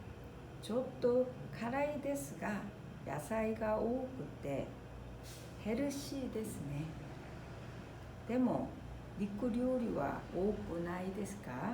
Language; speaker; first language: Japanese; non-native, fluent; Korean